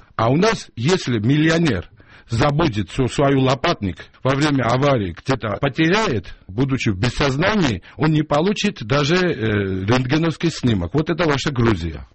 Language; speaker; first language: Russian; non-native, local second language; Georgian